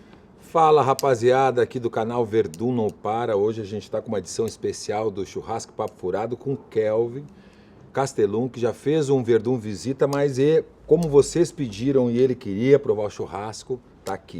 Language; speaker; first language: Portuguese; native; Portuguese